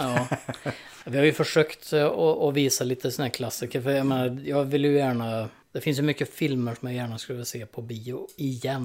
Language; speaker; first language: Swedish; native; Swedish